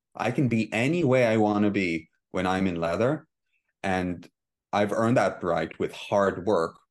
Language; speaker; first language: English; early bilingual, heritage; Hebrew